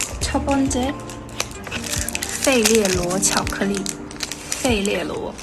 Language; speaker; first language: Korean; non-native, learner; Chinese